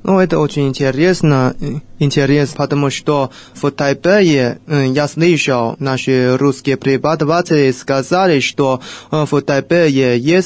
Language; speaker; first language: Russian; non-native, fluent; Chinese